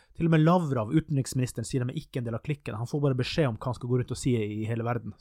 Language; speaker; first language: Norwegian; native; Norwegian